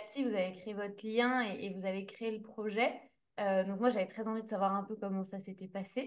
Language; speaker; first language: French; native; French